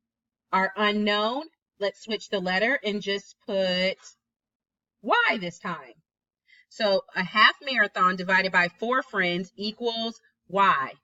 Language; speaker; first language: English; native; English